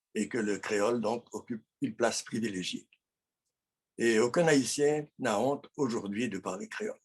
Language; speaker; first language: French; non-native, local second language; Haitian Creole